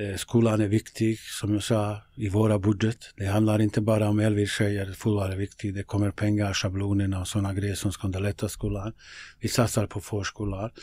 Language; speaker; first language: Swedish; non-native, fluent; Bosnian